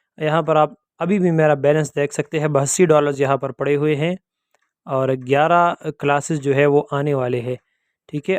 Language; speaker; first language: Urdu; non-native, local second language; Pashto